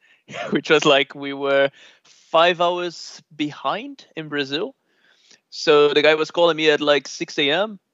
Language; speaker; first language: English; non-native, fluent; Portuguese